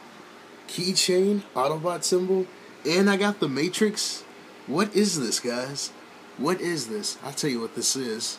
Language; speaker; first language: English; native; English